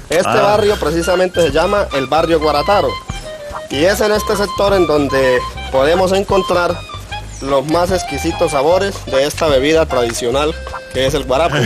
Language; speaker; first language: Spanish; native; Spanish